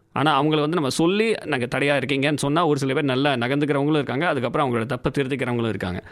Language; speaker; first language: Tamil; native; Tamil